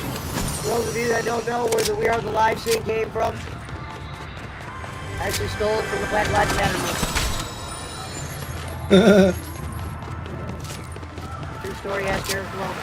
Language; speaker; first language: English; native; English